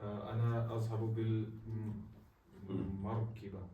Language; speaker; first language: Arabic; non-native, learner; Kashmiri